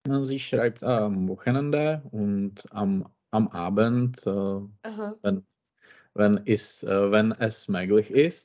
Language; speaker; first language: German; non-native, learner; Czech